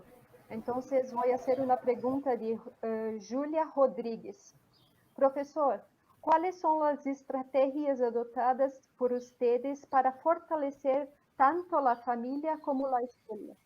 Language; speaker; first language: Spanish; non-native, fluent; Portuguese